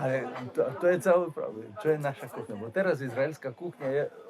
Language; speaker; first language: Polish; non-native, learner; Hebrew